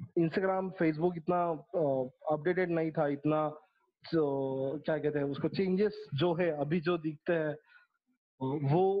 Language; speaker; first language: Hindi; non-native, local second language; Marathi